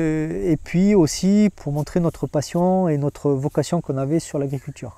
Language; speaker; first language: French; native; French